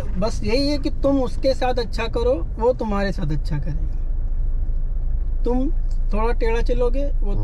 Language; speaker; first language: Hindi; native; Hindi